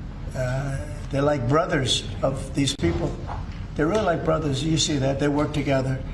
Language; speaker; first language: English; native; English